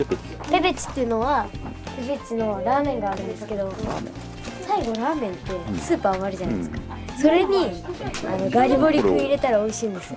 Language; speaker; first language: Japanese; native; Japanese